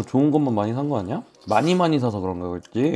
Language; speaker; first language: Korean; native; Korean